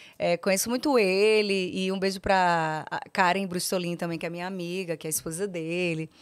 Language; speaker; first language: Portuguese; native; Portuguese